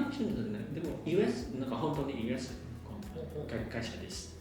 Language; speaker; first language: Japanese; non-native, learner; Vietnamese